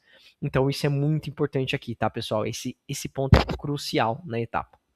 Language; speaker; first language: Portuguese; native; Portuguese